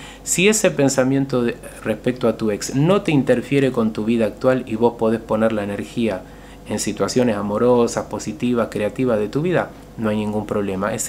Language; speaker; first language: Spanish; native; Spanish